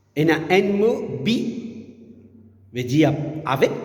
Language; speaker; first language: French; non-native, learner; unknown